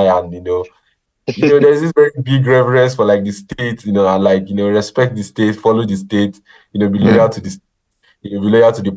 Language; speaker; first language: English; non-native, local second language; Yoruba